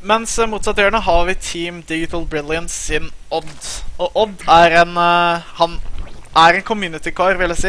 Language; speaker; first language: Norwegian; native; Norwegian